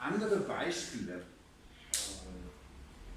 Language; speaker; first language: German; non-native, fluent; English